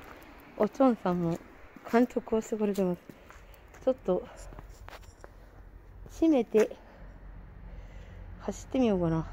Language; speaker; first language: Japanese; native; Japanese